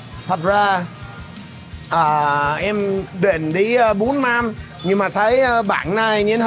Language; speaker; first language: Vietnamese; non-native, fluent; English